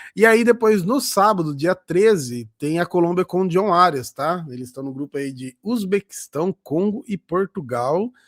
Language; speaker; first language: Portuguese; native; Portuguese